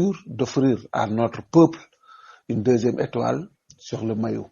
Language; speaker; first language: French; non-native, local second language; Wolof